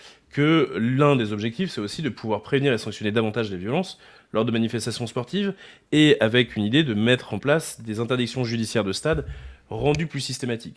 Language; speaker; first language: French; native; French